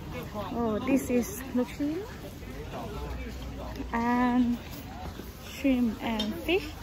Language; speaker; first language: English; non-native, learner; Thai